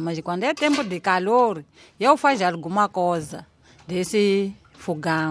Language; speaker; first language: Portuguese; non-native, local second language; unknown